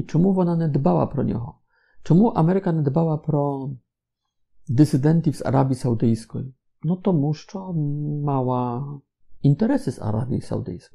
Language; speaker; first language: Ukrainian; non-native, fluent; Polish